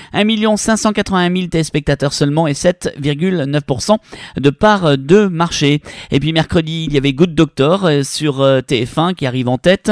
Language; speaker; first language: French; native; French